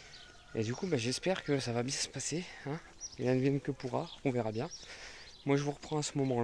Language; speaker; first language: French; native; French